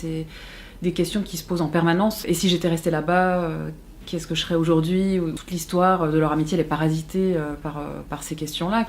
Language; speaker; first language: French; native; French